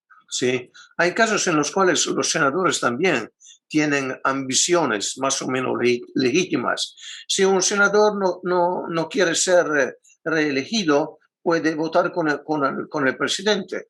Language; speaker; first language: Spanish; non-native, fluent; Italian